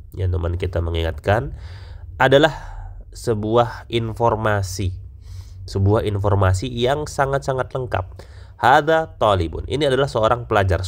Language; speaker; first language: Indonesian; native; Indonesian